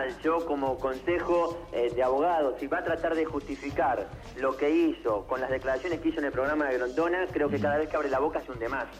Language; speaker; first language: Spanish; native; Spanish